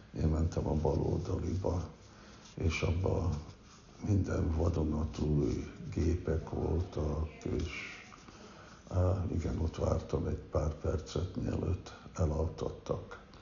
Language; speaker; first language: Hungarian; early bilingual, heritage; Hungarian